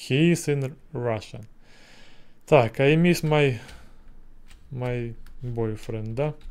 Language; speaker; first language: English; non-native, learner; Russian